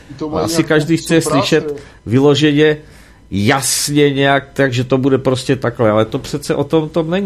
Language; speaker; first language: Czech; native; Czech